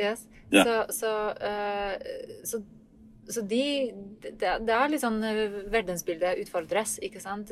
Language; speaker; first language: Norwegian; non-native, fluent; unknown